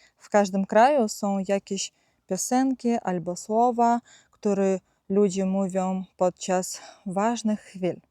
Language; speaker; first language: Polish; non-native, fluent; Ukrainian